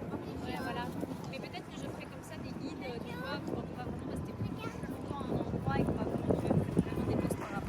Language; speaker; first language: French; native; French